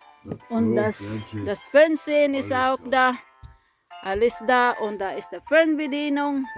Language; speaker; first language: German; non-native, learner; Filipino